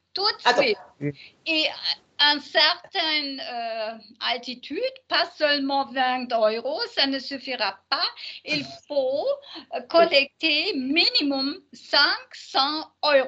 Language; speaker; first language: French; non-native, learner; German